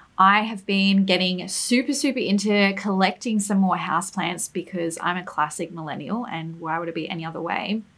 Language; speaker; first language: English; native; English